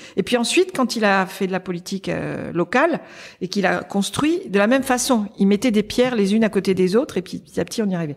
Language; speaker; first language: French; native; French